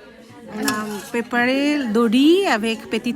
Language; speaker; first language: French; non-native, learner; Bangla